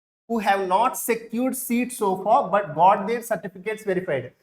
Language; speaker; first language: English; non-native, local second language; Telugu